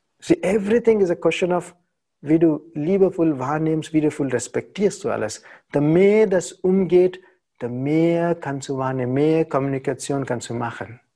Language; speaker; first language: German; non-native, learner; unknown